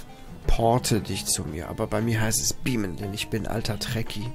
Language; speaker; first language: German; native; German